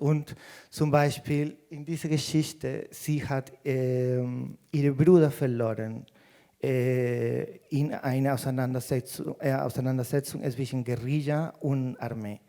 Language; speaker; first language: German; non-native, fluent; Spanish